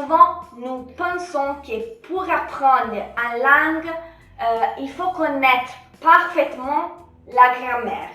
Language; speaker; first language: French; non-native, fluent; Italian